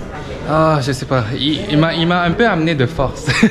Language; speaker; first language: French; non-native, learner; Korean